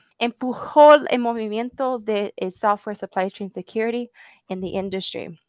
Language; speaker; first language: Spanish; early bilingual, heritage; Spanish